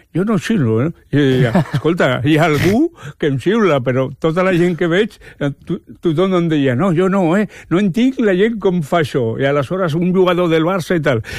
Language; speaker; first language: Catalan; non-native, fluent; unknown